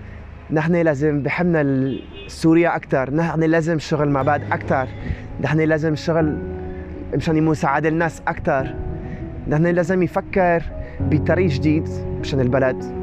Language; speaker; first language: Arabic; non-native, learner; French